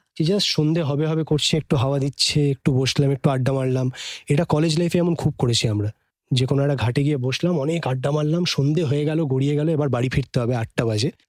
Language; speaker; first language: Bangla; native; Bangla